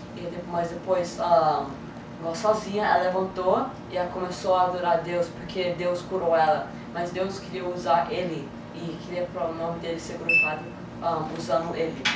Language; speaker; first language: Portuguese; early bilingual, heritage; English